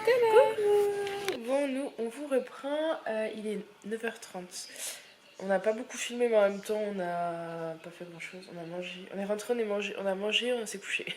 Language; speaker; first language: French; native; French